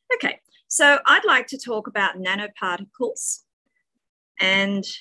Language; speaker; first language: English; native; English